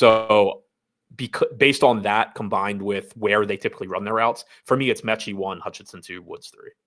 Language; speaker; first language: English; native; English